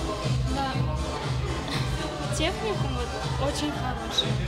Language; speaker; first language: Russian; non-native, local second language; Tatar